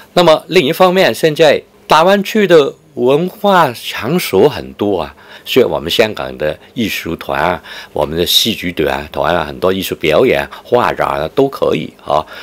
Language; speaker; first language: Chinese; non-native, fluent; Cantonese